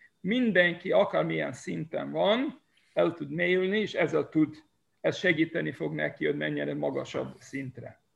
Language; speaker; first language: Hungarian; early bilingual, heritage; Hungarian